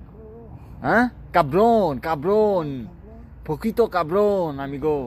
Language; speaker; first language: Spanish; non-native, learner; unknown